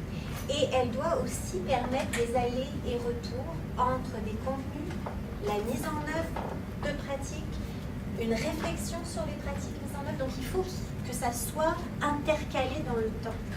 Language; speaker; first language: French; native; French